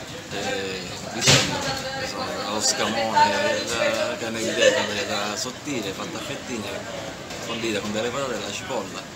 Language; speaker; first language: Italian; native; Italian